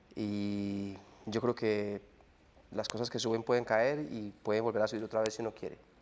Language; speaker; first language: Spanish; native; Spanish